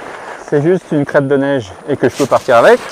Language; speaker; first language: French; native; French